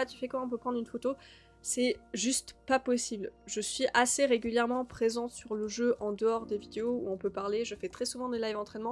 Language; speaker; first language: French; native; French